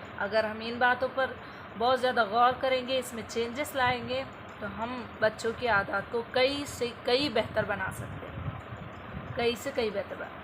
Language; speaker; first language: Urdu; native; Urdu